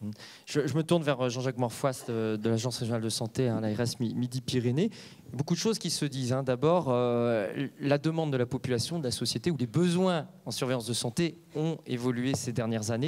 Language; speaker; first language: French; native; French